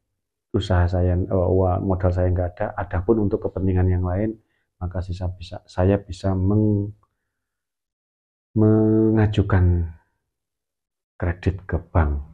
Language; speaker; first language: Indonesian; native; Indonesian